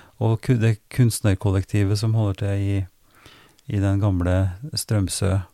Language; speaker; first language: Norwegian; native; Norwegian